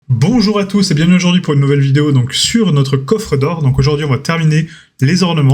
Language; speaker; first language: French; native; French